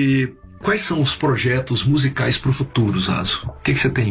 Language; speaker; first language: Portuguese; native; Portuguese